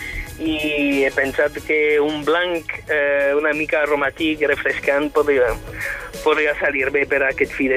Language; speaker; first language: Catalan; non-native, fluent; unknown